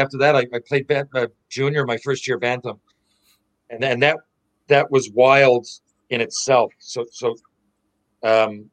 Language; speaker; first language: English; native; English